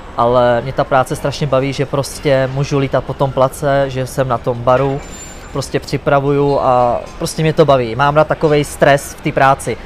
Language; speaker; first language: Czech; native; Czech